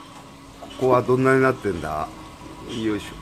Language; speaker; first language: Japanese; native; Japanese